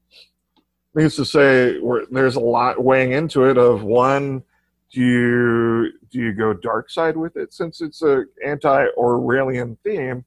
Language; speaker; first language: English; native; English